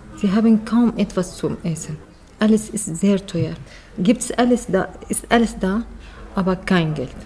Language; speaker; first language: German; non-native, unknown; Arabic